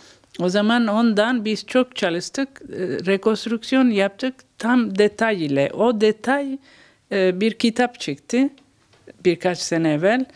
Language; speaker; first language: Turkish; non-native, learner; Italian